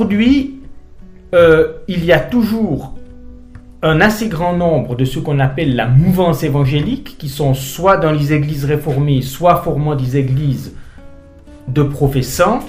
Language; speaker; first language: French; native; French